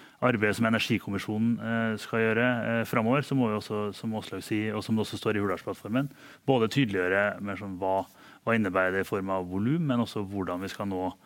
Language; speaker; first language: Norwegian; native; Norwegian